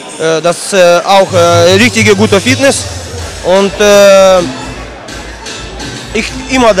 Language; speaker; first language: German; non-native, learner; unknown